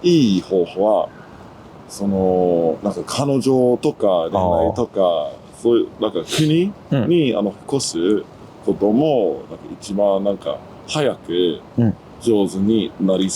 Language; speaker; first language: Japanese; non-native, learner; English